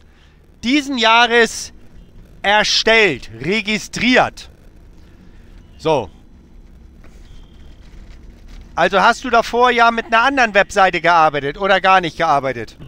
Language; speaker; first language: German; native; German